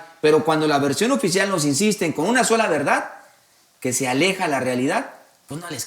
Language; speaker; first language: Spanish; native; Spanish